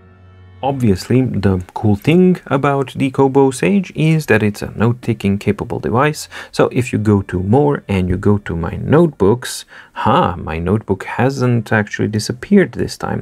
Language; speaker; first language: English; non-native, fluent; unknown